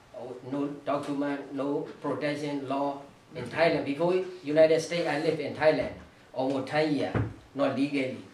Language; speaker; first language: English; non-native, learner; Burmese